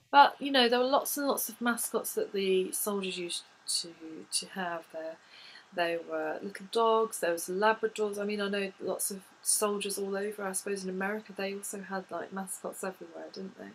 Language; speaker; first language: English; native; English